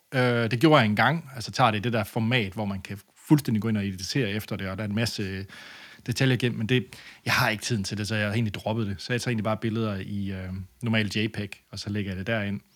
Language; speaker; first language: Danish; native; Danish